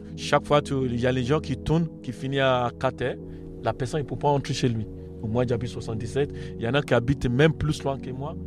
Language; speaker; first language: French; non-native, learner; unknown